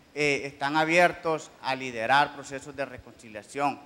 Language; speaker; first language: Spanish; native; Spanish